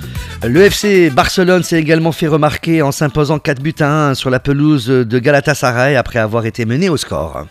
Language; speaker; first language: French; non-native, local second language; Arabic